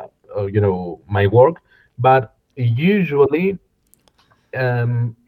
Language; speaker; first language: English; non-native, fluent; Greek